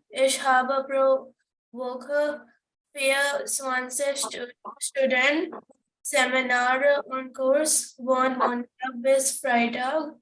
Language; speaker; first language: German; non-native, learner; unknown